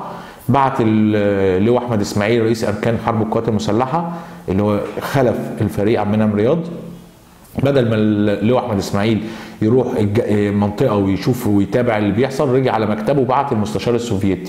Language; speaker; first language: Arabic; native; Arabic